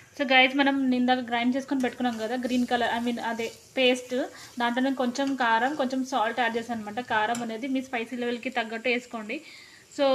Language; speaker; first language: Telugu; non-native, local second language; Lambadi